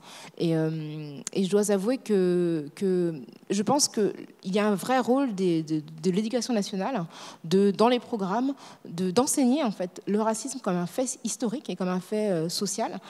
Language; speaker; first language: French; native; French